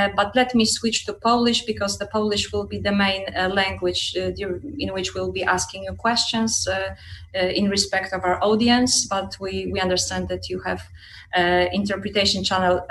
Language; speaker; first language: English; non-native, fluent; Polish